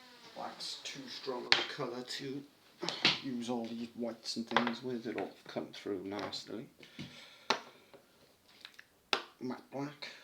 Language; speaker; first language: English; native; English